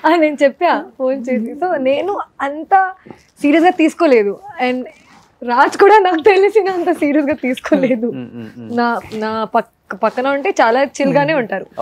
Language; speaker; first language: Telugu; non-native, fluent; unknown